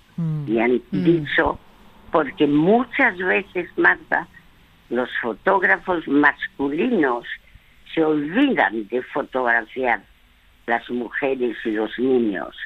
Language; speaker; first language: Spanish; early bilingual, other home language; French